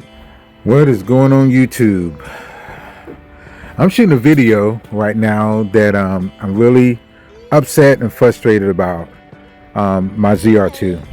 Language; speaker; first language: English; native; English